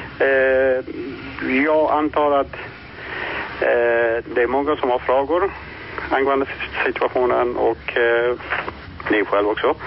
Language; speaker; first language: Swedish; non-native, fluent; Persian